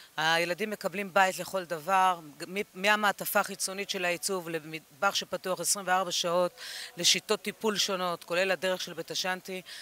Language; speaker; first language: Hebrew; early bilingual, other home language; English